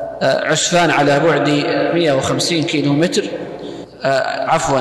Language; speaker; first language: Arabic; native; Arabic